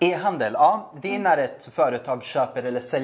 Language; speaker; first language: Swedish; native; Swedish